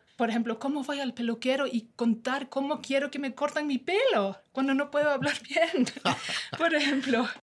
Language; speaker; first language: Spanish; non-native, fluent; Norwegian